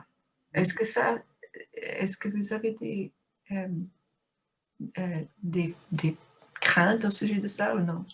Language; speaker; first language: French; non-native, fluent; English